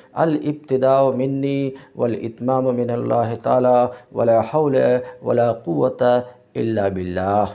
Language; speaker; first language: Urdu; native; Urdu